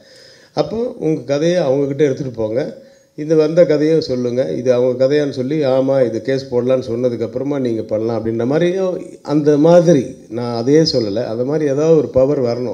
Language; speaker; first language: Tamil; native; Tamil